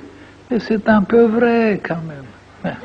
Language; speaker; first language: French; non-native, fluent; Bulgarian